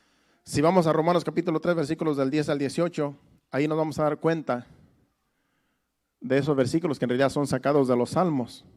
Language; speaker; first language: Spanish; native; Spanish